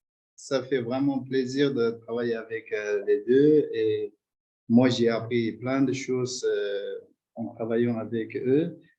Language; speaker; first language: French; non-native, fluent; Tibetan